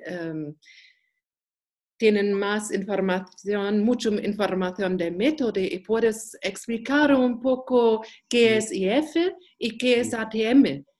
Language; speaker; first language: Spanish; non-native, learner; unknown